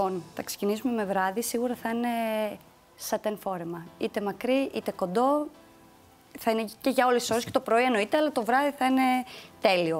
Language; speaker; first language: Greek; native; Greek